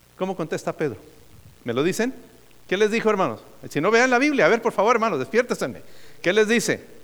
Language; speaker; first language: Spanish; native; Spanish